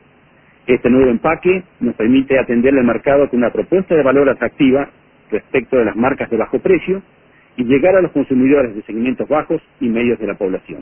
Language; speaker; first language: Spanish; native; Spanish